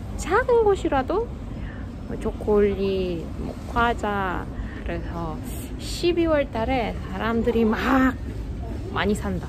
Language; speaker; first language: Korean; non-native, fluent; Russian